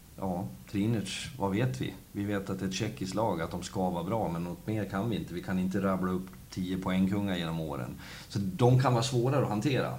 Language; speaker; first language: Swedish; native; Swedish